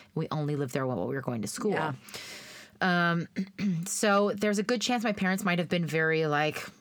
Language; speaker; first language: English; native; English